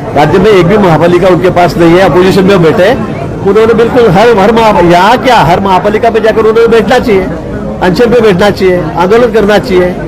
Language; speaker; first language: Hindi; non-native, local second language; Marathi